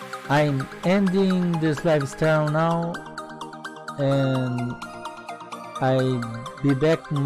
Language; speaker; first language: English; non-native, learner; Portuguese